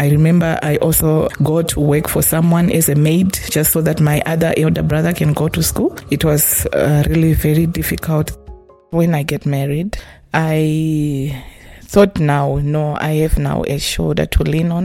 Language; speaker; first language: English; non-native, local second language; Shona